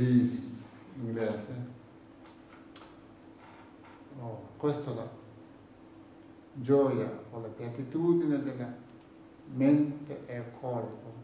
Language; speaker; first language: Italian; non-native, learner; Tibetan